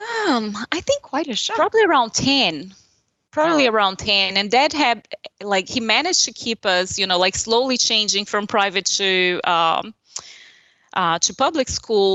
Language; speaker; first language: English; non-native, fluent; Portuguese